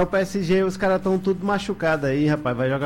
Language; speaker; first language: Portuguese; native; Portuguese